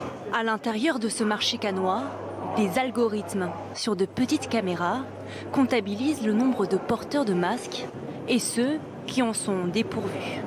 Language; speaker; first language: French; native; French